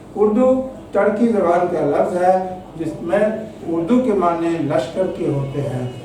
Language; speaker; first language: Urdu; native; Urdu